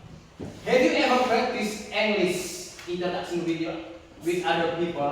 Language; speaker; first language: English; non-native, learner; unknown